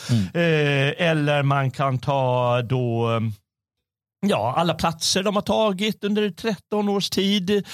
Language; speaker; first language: Swedish; native; Swedish